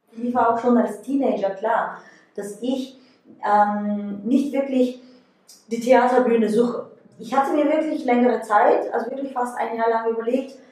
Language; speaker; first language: German; non-native, fluent; Bulgarian